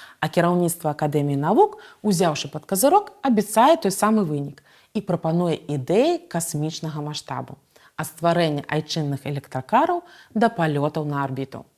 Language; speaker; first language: Belarusian; native; Belarusian